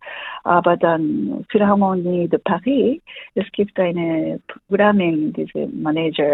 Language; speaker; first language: German; non-native, fluent; Japanese